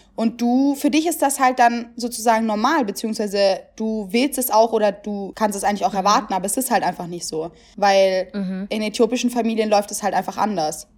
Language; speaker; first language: German; early bilingual, other home language; Italian